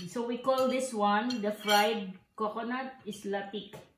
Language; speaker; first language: English; non-native, local second language; Filipino